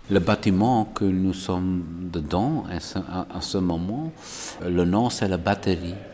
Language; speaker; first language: French; non-native, local second language; Dutch